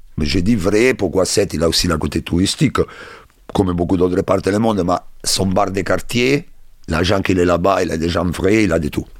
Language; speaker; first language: French; non-native, learner; Italian